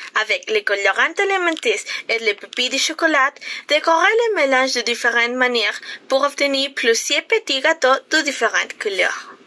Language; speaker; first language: French; non-native, learner; Spanish